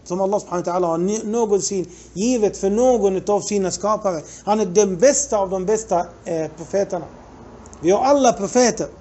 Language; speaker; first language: Swedish; non-native, fluent; Arabic